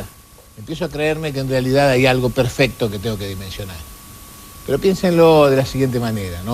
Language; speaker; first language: Spanish; native; Spanish